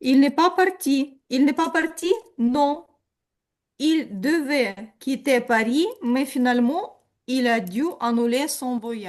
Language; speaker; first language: French; non-native, learner; Ukrainian